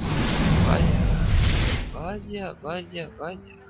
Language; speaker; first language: Spanish; native; Spanish